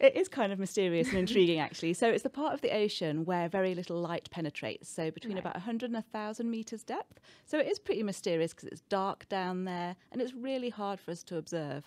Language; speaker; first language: English; native; English